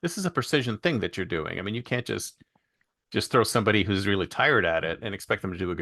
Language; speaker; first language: English; native; English